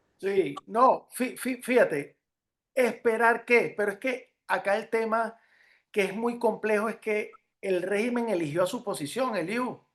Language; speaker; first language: Spanish; native; Spanish